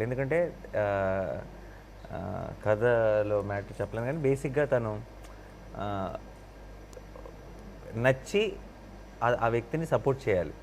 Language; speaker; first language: Telugu; native; Telugu